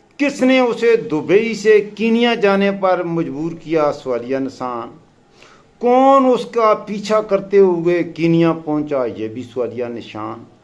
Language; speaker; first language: Urdu; non-native, local second language; Pashto